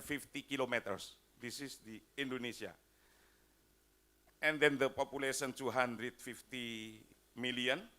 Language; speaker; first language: English; non-native, fluent; Indonesian